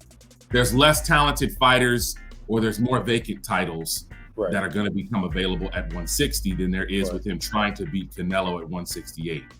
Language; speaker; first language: English; native; English